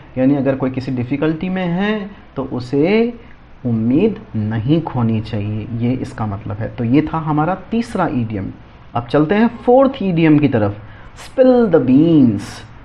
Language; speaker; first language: Hindi; native; Hindi